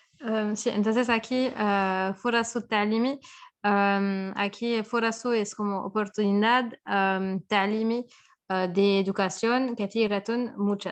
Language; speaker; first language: Spanish; non-native, fluent; French